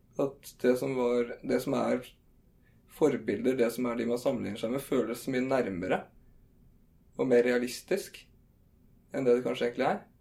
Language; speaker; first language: Norwegian; native; Norwegian